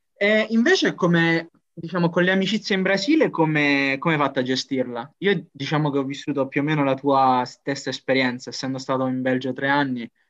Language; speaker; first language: Italian; native; Italian